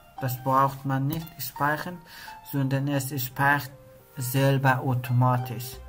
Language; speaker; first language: German; non-native, learner; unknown